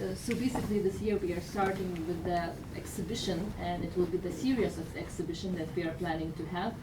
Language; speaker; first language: English; non-native, fluent; Lithuanian